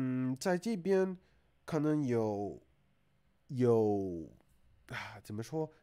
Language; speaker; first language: Chinese; non-native, fluent; English